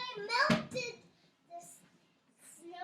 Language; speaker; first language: English; native; English